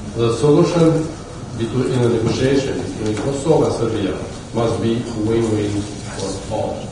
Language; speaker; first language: English; non-native, fluent; Albanian